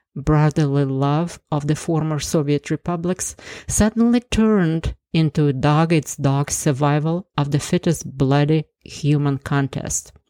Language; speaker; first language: English; non-native, fluent; Ukrainian